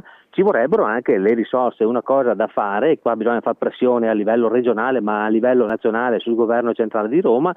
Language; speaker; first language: Italian; native; Italian